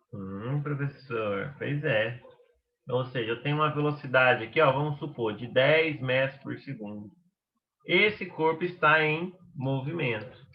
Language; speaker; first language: Portuguese; native; Portuguese